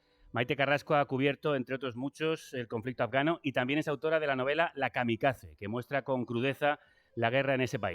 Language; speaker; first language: Spanish; native; Spanish